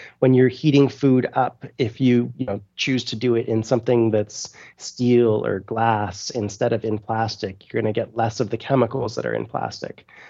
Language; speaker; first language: English; native; English